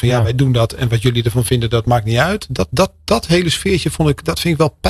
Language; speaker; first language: Dutch; native; Dutch